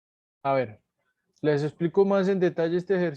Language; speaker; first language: Spanish; native; Spanish